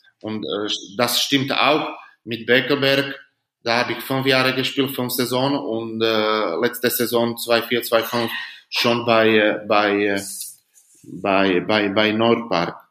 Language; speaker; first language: German; non-native, learner; Slovak